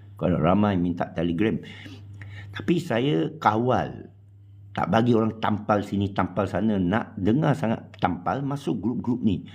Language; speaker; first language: Malay; non-native, local second language; Chinese